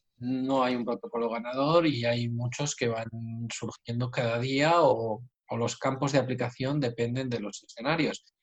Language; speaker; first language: Spanish; native; Spanish